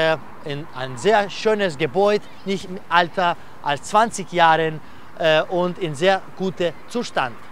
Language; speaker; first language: German; non-native, fluent; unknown